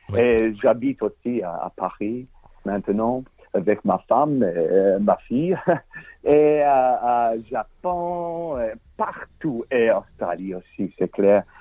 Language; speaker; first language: French; non-native, learner; English